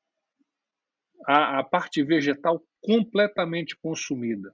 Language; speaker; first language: Portuguese; native; Portuguese